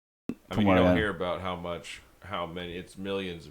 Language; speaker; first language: English; native; English